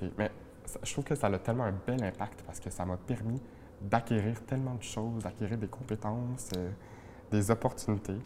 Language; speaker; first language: French; native; French